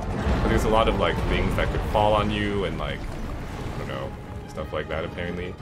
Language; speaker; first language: English; native; English